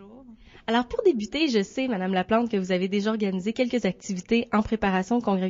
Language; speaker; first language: French; native; French